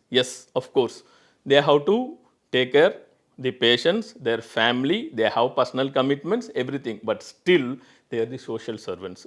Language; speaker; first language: English; non-native, local second language; Tamil